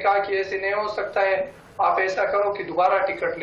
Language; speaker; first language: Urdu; non-native, local second language; Pashto